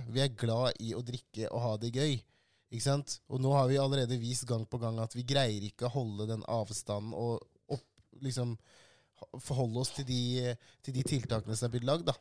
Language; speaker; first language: Norwegian; early bilingual, other home language; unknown